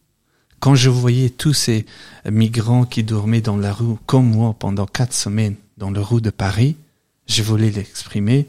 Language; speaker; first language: French; non-native, fluent; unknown